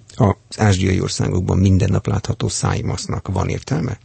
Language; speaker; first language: Hungarian; native; Hungarian